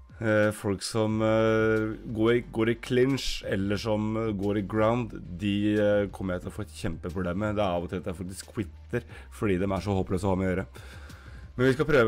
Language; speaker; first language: Norwegian; native; Norwegian